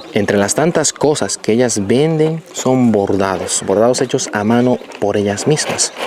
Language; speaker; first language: Spanish; native; Spanish